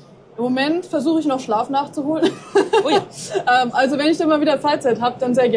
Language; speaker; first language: German; native; German